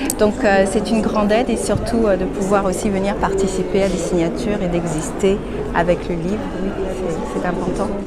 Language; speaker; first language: French; native; French